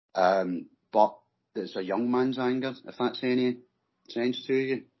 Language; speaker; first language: English; native; English